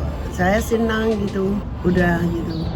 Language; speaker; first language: Indonesian; non-native, local second language; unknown